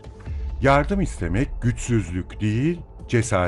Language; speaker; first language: Turkish; native; Turkish